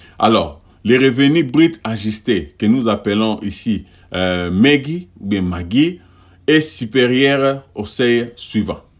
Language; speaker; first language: French; non-native, local second language; Lingala